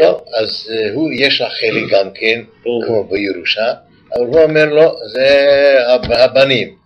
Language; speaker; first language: Hebrew; non-native, fluent; Yiddish